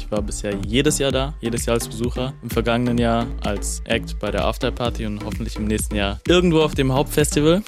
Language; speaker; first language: German; native; German